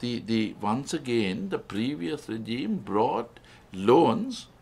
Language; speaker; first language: English; non-native, local second language; Sinhala